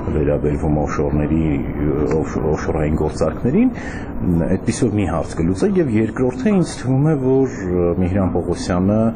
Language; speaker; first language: Armenian; native; Armenian